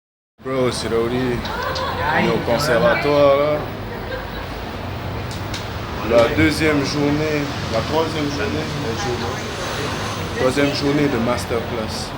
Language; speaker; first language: French; native; French